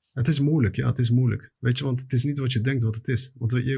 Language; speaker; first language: Dutch; native; Dutch